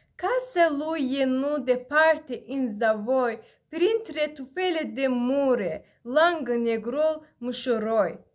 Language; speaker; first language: Romanian; non-native, learner; Azerbaijani